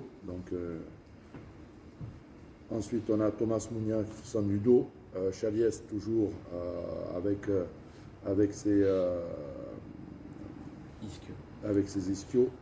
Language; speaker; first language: French; native; French